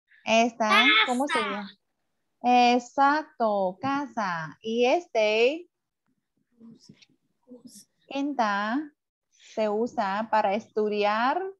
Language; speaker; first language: Spanish; non-native, fluent; Vietnamese